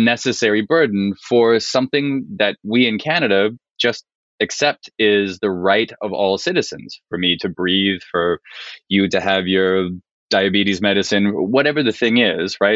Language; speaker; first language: English; native; English